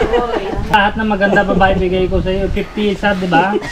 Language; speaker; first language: Filipino; non-native, learner; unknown